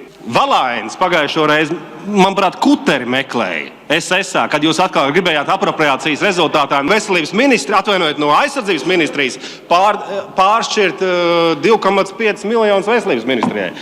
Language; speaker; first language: Latvian; native; Latvian